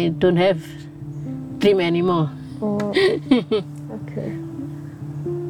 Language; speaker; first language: English; non-native, local second language; Indonesian